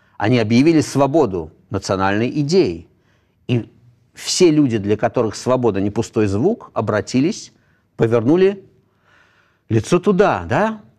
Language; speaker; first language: Russian; native; Russian